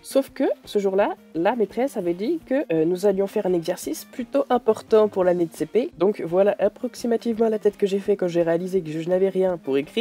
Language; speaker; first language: French; native; French